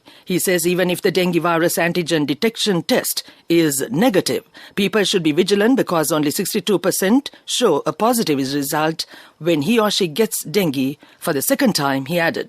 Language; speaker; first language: English; non-native, local second language; Sinhala